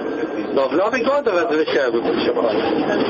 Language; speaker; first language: Russian; non-native, learner; Italian